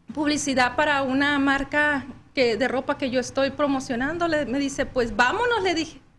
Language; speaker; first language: Spanish; native; Spanish